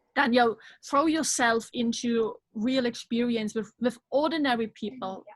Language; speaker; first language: Indonesian; non-native, fluent; German